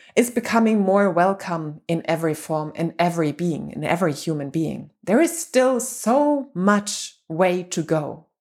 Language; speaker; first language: English; non-native, fluent; German